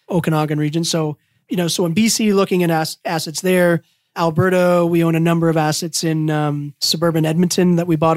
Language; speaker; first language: English; native; English